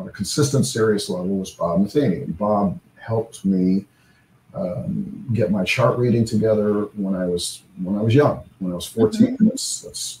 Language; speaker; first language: English; native; English